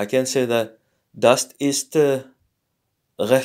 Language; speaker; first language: German; non-native, learner; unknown